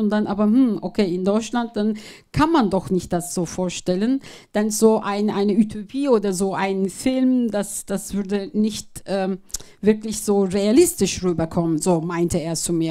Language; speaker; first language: German; non-native, fluent; Turkish